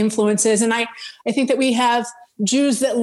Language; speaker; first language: English; native; English